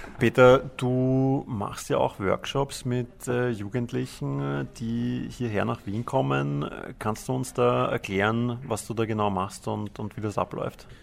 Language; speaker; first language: German; native; German